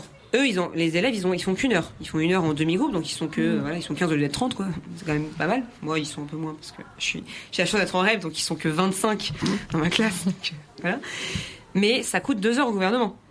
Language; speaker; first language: French; native; French